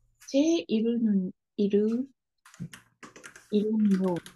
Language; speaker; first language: Korean; non-native, learner; Japanese